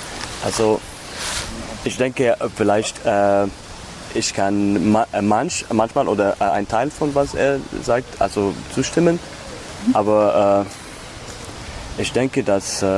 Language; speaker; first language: German; non-native, learner; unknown